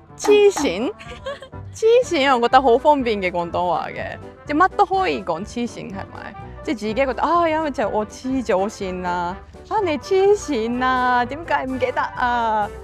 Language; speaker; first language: Cantonese; non-native, fluent; Japanese